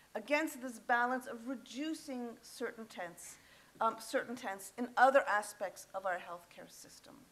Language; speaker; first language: English; native; English